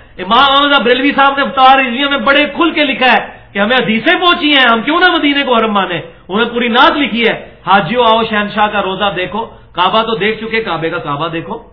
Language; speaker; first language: Urdu; non-native, local second language; Punjabi